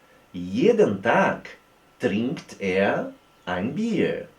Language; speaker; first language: German; non-native, fluent; Portuguese